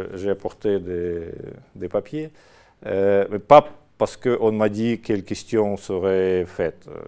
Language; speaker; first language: French; non-native, fluent; Russian